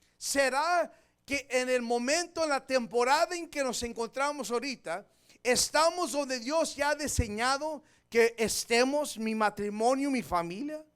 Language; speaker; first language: Spanish; early bilingual, heritage; Spanish